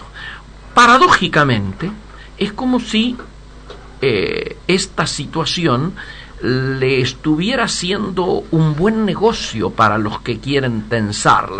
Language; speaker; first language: Spanish; native; Spanish